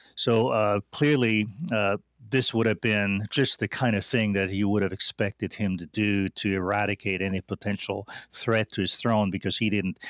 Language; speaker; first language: English; non-native, fluent; German